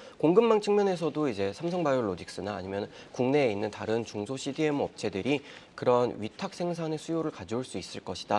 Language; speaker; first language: Korean; native; Korean